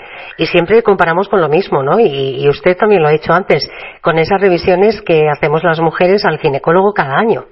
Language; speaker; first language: Spanish; native; Spanish